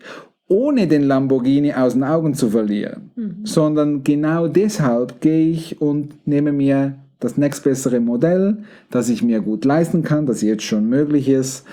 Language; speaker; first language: German; native; German